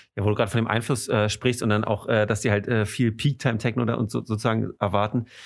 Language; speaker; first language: German; native; German